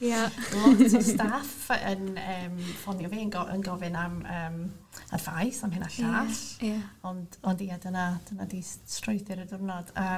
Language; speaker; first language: Welsh; non-native, local second language; English